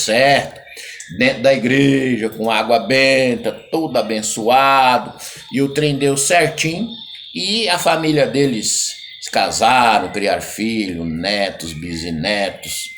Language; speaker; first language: Portuguese; native; Portuguese